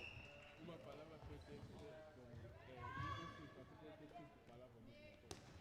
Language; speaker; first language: Portuguese; non-native, learner; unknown